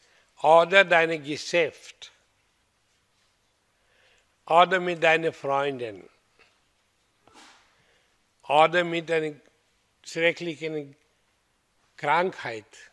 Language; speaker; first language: German; non-native, learner; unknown